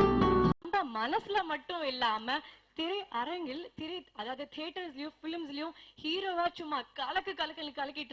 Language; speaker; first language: Tamil; native; Tamil